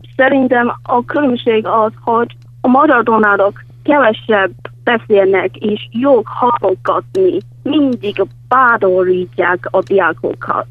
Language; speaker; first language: Hungarian; non-native, learner; Chinese